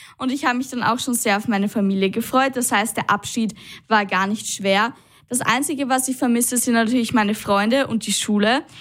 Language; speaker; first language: German; native; German